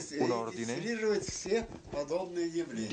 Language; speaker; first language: Italian; non-native, learner; Russian